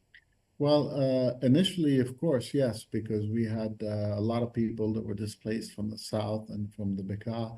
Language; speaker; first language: English; non-native, fluent; Arabic